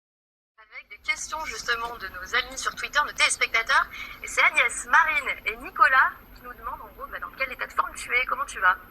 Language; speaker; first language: French; native; French